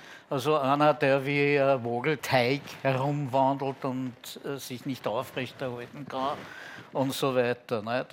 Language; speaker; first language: German; native; German